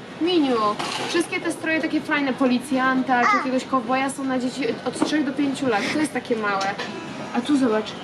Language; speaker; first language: Polish; native; Polish